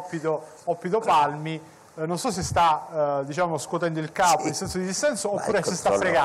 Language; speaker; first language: Italian; native; Italian